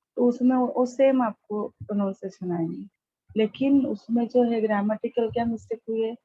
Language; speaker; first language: Hindi; non-native, local second language; Marathi